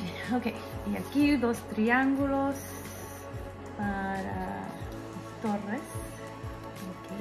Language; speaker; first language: Spanish; early bilingual, heritage; Spanish